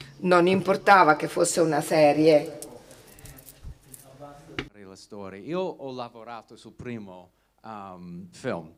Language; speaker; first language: Italian; non-native, learner; English